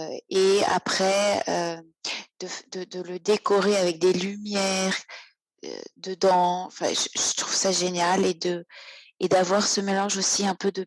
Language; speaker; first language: French; native; French